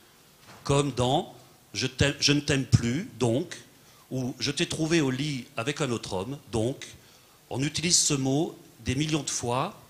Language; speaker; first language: French; native; French